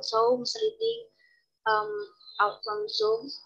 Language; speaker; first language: English; non-native, learner; Indonesian